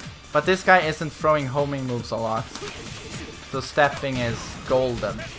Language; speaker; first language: English; non-native, fluent; Swedish